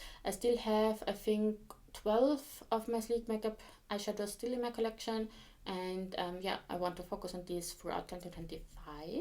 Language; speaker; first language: English; non-native, fluent; German